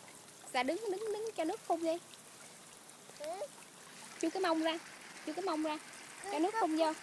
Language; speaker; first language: Vietnamese; native; Vietnamese